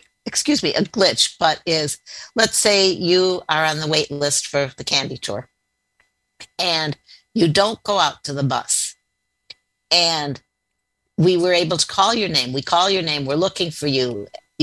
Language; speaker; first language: English; native; English